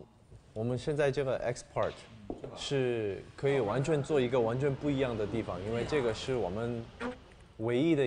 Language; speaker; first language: Chinese; non-native, fluent; Korean